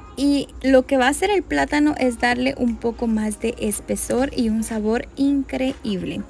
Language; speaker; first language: Spanish; native; Spanish